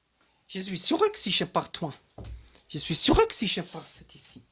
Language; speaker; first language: French; non-native, learner; German